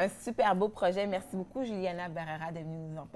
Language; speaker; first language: French; native; French